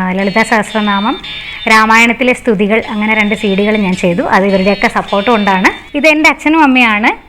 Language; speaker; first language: Malayalam; native; Malayalam